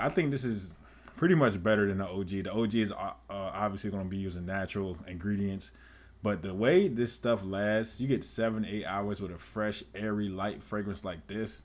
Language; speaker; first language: English; native; English